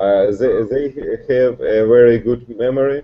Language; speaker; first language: English; non-native, learner; Russian